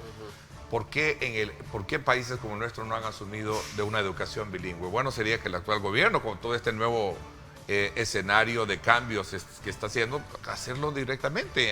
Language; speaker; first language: Spanish; native; Spanish